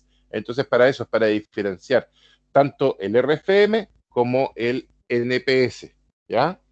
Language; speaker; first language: Spanish; native; Spanish